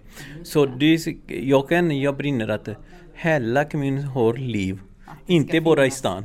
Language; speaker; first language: Swedish; non-native, learner; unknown